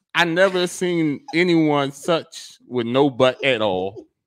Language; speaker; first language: English; native; English